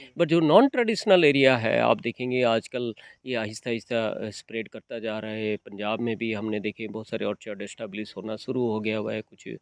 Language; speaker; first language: Hindi; non-native, local second language; Odia